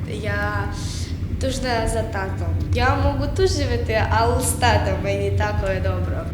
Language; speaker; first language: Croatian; non-native, learner; Ukrainian